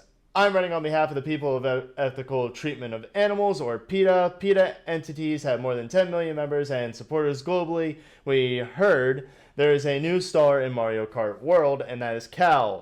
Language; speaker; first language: English; native; English